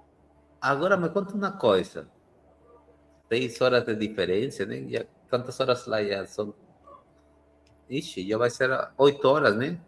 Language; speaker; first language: Portuguese; non-native, fluent; Spanish